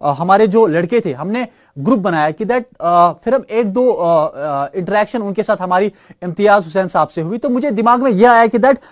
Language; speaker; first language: Hindi; non-native, local second language; Kashmiri